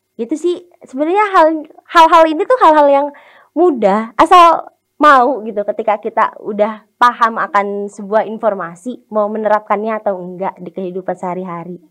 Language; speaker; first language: Indonesian; native; Indonesian